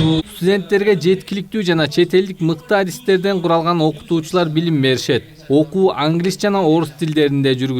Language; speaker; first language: Kyrgyz; native; Kyrgyz